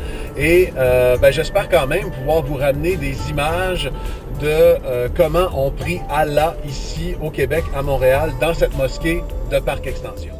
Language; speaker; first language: French; native; French